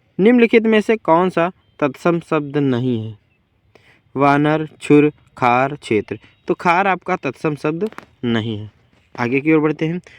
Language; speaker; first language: Hindi; native; Hindi